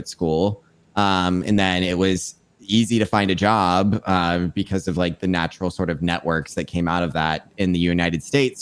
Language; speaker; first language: English; non-native, fluent; French